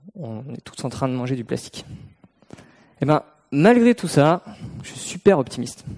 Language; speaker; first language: French; native; French